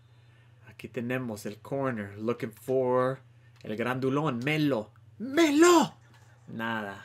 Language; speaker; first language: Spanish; early bilingual, heritage; Spanish